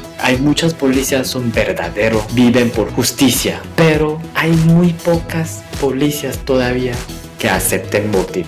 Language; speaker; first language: Spanish; non-native, fluent; Korean